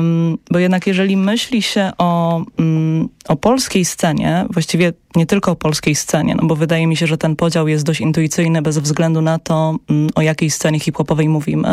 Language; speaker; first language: Polish; native; Polish